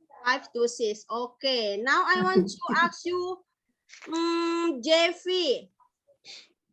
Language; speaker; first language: English; non-native, fluent; Indonesian